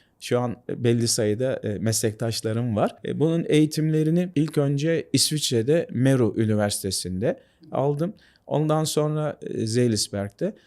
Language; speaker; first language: Turkish; native; Turkish